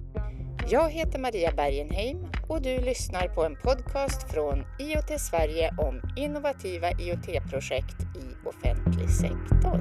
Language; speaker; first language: Swedish; native; Swedish